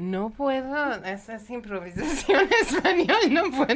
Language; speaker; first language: Spanish; non-native, learner; Persian